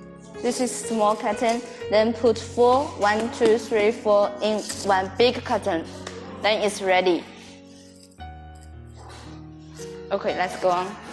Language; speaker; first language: English; non-native, learner; Chinese